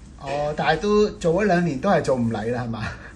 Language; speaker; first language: Cantonese; native; Cantonese